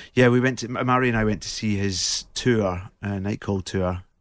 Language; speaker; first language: English; native; English